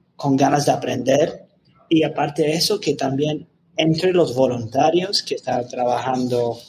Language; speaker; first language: Spanish; non-native, fluent; English